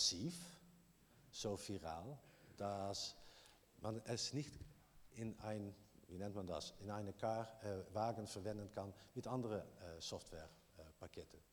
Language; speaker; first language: German; non-native, learner; Dutch